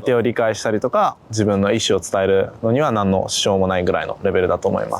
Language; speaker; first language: Japanese; native; Japanese